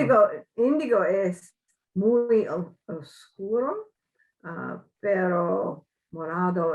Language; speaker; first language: Spanish; non-native, learner; English